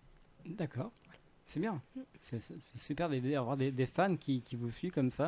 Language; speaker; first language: French; native; French